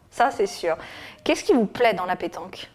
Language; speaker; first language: French; native; French